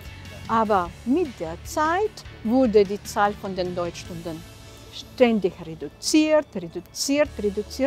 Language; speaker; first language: German; non-native, local second language; Russian